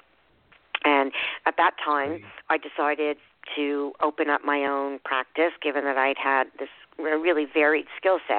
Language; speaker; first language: English; native; English